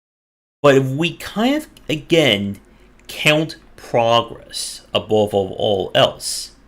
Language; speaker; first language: English; native; English